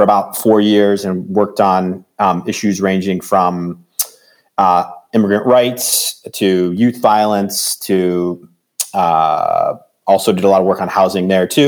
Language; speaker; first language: English; native; English